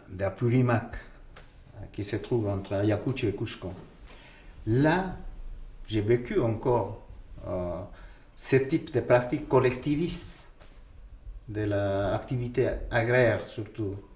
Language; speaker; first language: French; non-native, fluent; Quechua